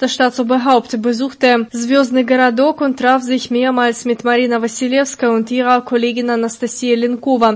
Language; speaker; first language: German; non-native, fluent; Russian